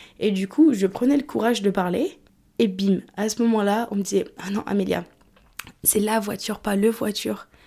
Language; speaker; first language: French; early bilingual, other home language; English